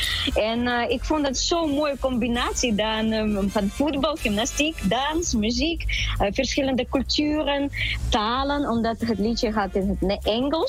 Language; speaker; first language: Dutch; non-native, fluent; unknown